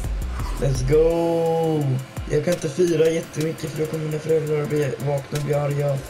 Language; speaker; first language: Swedish; native; Swedish